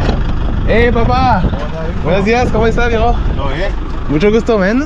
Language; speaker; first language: Spanish; non-native, learner; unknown